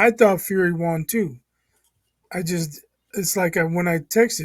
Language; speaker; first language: English; native; English